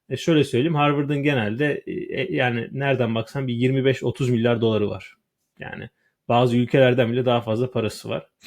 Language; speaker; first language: Turkish; native; Turkish